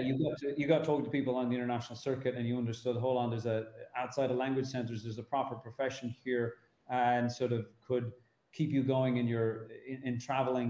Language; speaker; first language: English; native; English